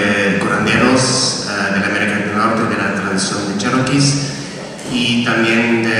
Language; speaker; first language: Spanish; non-native, fluent; German